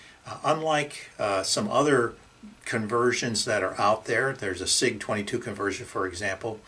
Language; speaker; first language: English; native; English